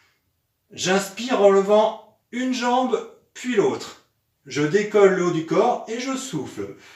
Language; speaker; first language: French; native; French